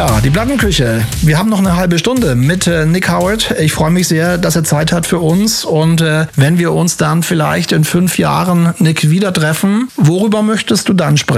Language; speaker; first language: German; native; German